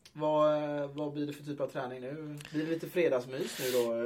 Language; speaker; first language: Swedish; native; Swedish